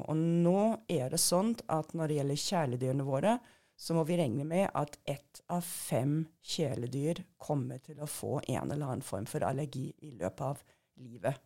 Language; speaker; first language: Norwegian; non-native, fluent; German